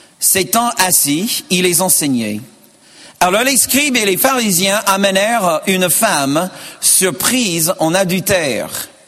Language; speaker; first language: French; non-native, fluent; English